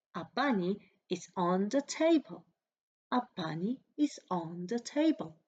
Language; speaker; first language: English; non-native, fluent; Slovenian